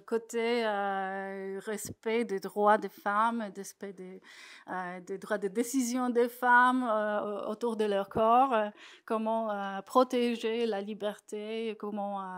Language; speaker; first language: French; non-native, fluent; Polish